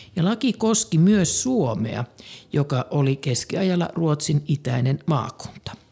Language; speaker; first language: Finnish; native; Finnish